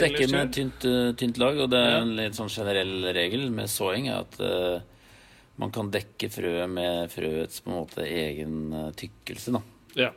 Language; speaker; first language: Norwegian; native; Norwegian